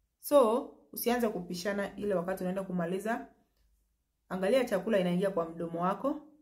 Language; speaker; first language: Swahili; native; Swahili